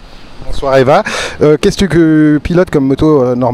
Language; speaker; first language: French; native; French